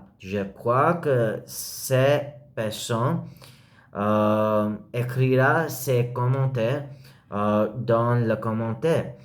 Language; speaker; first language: French; non-native, learner; English